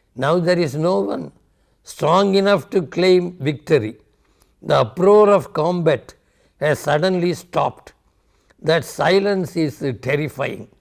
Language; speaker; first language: English; non-native, local second language; Tamil